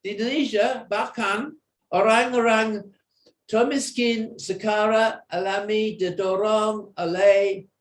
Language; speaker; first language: Indonesian; non-native, fluent; English